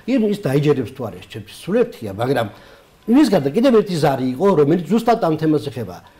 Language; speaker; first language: Georgian; native; Georgian